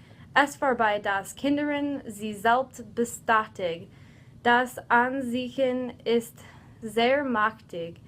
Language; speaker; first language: German; non-native, learner; English